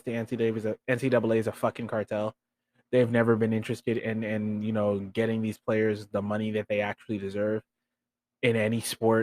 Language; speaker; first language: English; native; English